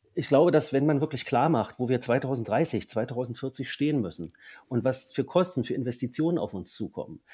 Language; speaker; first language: German; native; German